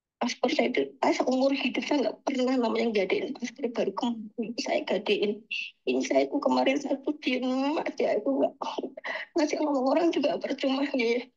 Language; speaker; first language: Indonesian; native; Indonesian